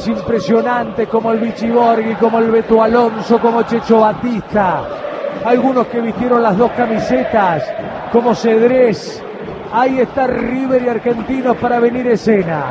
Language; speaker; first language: Spanish; native; Spanish